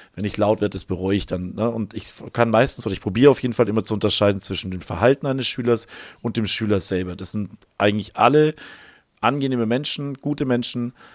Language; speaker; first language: German; native; German